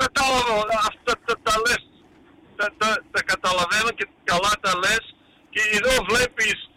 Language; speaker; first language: Greek; early bilingual, heritage; Greek